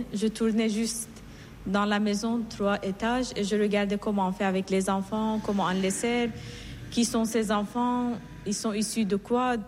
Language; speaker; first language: French; non-native, fluent; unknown